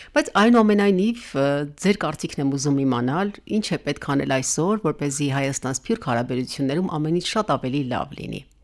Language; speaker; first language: Armenian; native; Armenian